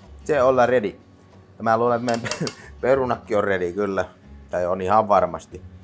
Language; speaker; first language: Finnish; native; Finnish